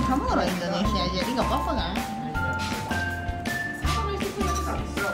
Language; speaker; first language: Indonesian; non-native, learner; Japanese